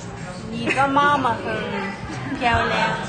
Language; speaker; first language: Chinese; non-native, learner; Mongolian